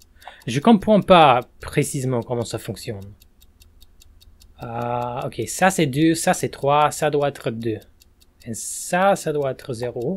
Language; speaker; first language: French; non-native, fluent; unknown